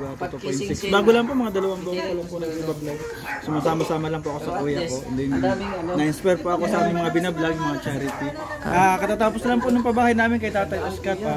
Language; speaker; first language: Filipino; native; Filipino